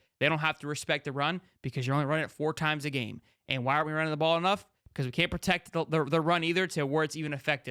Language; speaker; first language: English; native; English